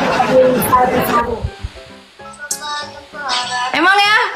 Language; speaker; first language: Indonesian; native; Indonesian